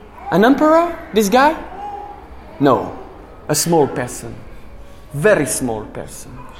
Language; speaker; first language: English; non-native, fluent; French